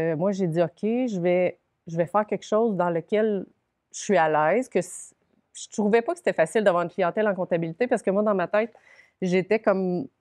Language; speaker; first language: French; native; French